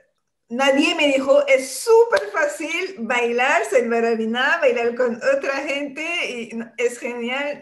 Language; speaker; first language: Spanish; non-native, fluent; French